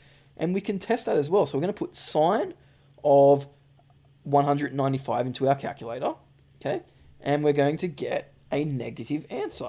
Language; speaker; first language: English; native; English